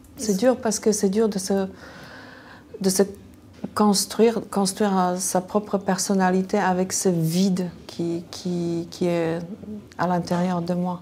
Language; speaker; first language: French; non-native, fluent; Slovak